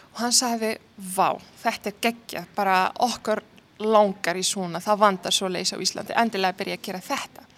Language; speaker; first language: Icelandic; non-native, fluent; Arabic